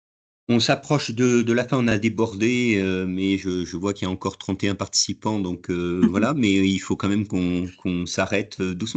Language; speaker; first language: French; native; French